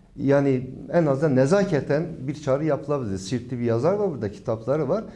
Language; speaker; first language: Turkish; non-native, local second language; Kurdish